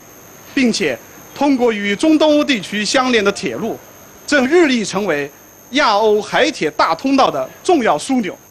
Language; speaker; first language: Chinese; native; Chinese